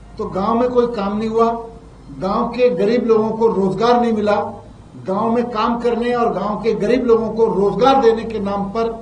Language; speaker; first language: Hindi; native; Hindi